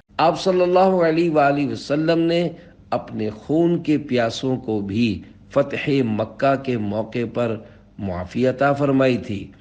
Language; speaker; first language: Urdu; native; Urdu